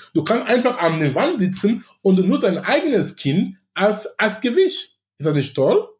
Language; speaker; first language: German; non-native, fluent; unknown